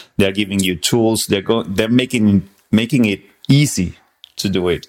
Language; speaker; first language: English; non-native, fluent; Spanish